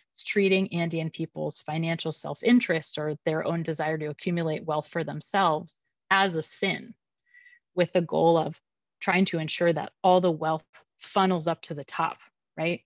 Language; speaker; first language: English; native; English